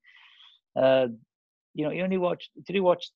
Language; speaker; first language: English; native; English